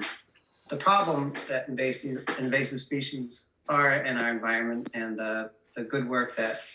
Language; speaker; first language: English; native; English